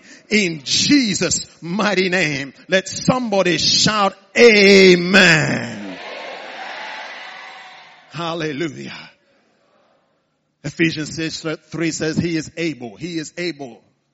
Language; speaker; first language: English; non-native, local second language; Igbo